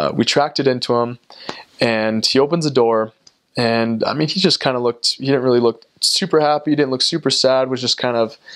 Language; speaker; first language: English; native; English